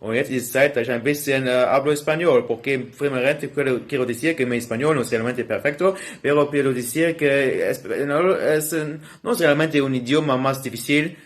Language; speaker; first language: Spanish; non-native, learner; Luxembourgish